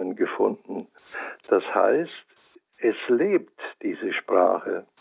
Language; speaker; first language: German; native; German